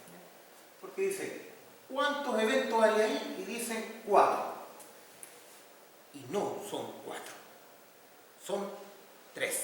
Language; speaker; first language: Spanish; native; Spanish